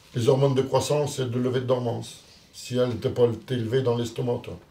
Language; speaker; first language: French; native; French